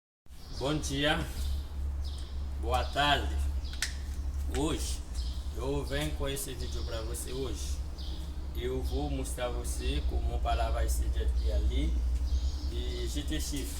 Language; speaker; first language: Portuguese; non-native, learner; Haitian Creole